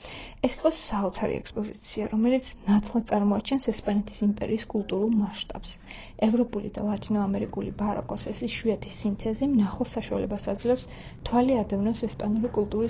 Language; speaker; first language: Georgian; native; Georgian